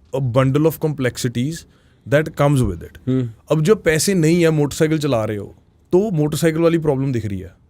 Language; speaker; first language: Hindi; non-native, local second language; Punjabi